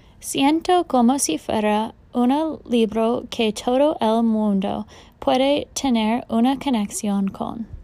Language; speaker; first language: Spanish; non-native, learner; English